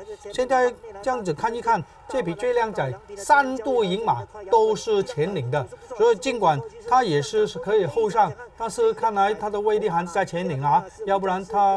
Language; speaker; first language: Chinese; native; Chinese